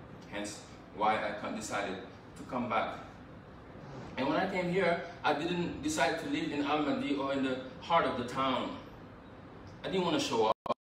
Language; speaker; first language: English; non-native, fluent; Wolof